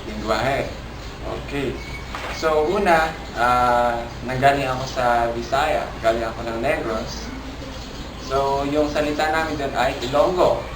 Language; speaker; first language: Filipino; non-native, local second language; Hiligaynon